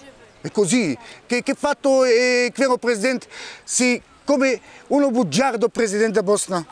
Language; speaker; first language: Italian; non-native, learner; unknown